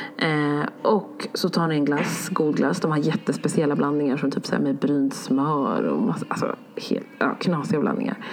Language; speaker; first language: Swedish; early bilingual, other home language; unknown